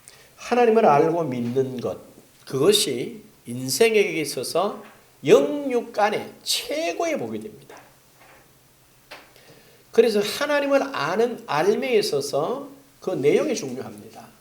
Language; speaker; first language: Korean; native; Korean